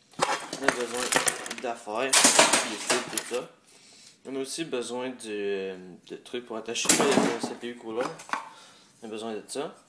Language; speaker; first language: French; native; French